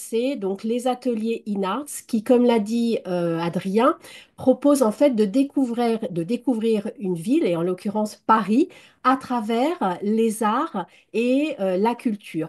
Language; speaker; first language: French; native; French